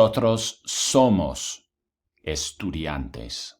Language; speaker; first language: Spanish; non-native, fluent; English